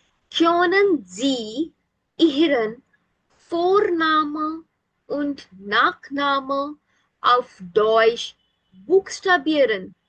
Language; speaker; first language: German; non-native, fluent; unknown